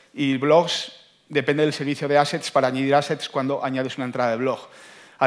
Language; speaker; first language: Spanish; native; Spanish